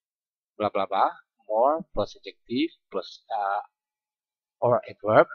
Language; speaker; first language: English; non-native, fluent; Indonesian